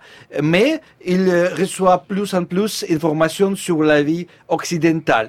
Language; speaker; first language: French; non-native, fluent; Russian